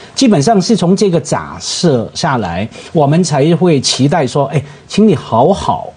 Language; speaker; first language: Chinese; non-native, local second language; Cantonese